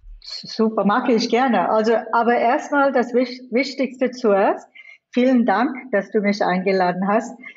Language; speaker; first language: German; non-native, fluent; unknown